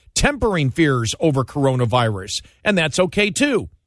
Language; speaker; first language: English; native; English